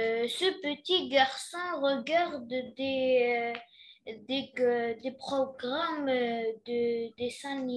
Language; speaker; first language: French; non-native, learner; Arabic